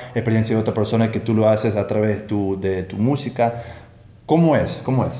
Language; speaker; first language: Spanish; non-native, fluent; English